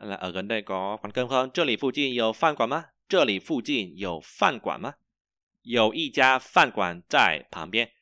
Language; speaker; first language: Chinese; non-native, fluent; Vietnamese